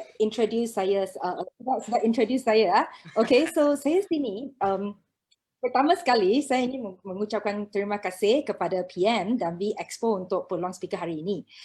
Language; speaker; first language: Malay; non-native, local second language; Chinese